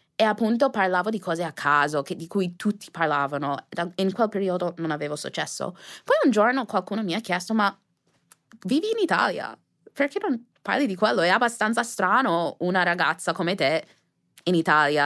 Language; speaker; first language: Italian; non-native, fluent; English